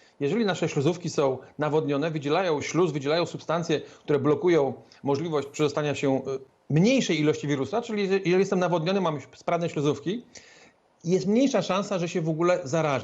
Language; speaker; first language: Polish; native; Polish